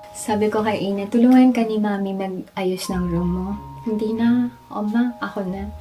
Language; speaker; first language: Filipino; native; Filipino